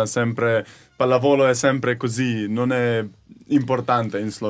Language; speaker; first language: Italian; non-native, learner; Slovenian